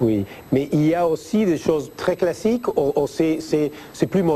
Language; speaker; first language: French; non-native, fluent; Spanish